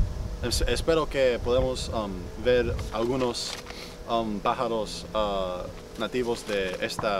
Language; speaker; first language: Spanish; non-native, fluent; English